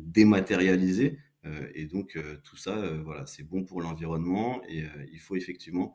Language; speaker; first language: French; native; French